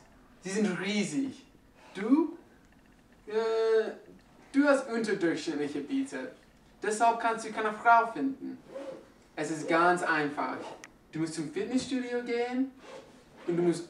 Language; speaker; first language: German; non-native, learner; English